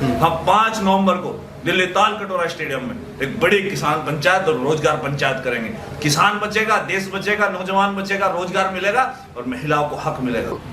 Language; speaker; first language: Hindi; native; Hindi